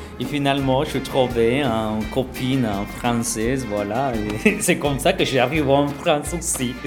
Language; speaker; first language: French; non-native, learner; Spanish